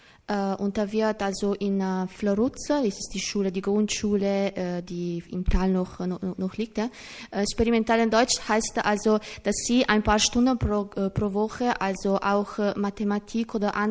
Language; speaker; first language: German; non-native, learner; Italian